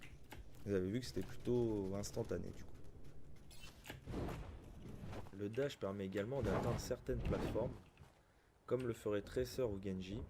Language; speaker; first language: French; native; French